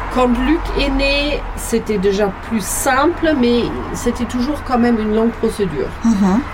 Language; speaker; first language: French; non-native, fluent; German